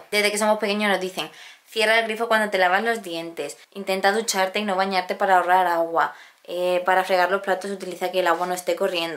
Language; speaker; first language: Spanish; native; Spanish